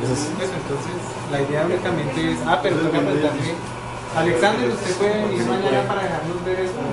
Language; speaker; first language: Spanish; native; Spanish